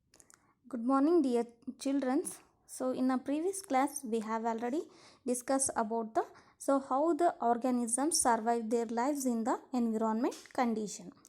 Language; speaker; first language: English; non-native, local second language; Kannada